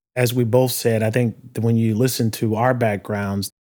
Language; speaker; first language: English; native; English